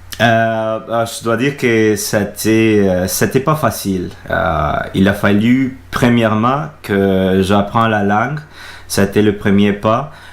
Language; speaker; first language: French; non-native, fluent; Spanish